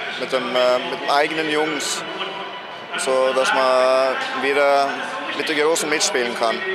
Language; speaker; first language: German; non-native, fluent; Norwegian